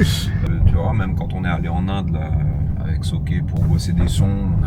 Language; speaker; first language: French; native; French